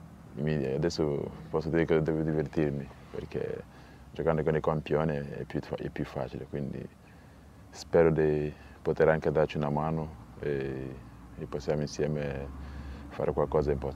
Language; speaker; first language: Italian; non-native, fluent; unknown